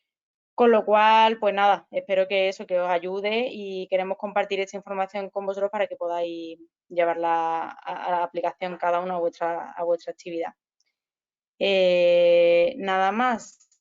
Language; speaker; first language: Spanish; native; Spanish